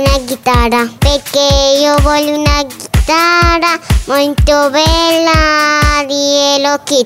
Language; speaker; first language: Italian; early bilingual, other home language; Spanish